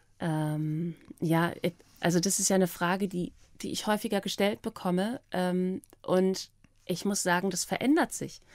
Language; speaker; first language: German; native; German